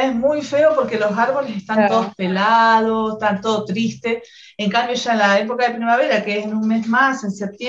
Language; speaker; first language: Spanish; native; Spanish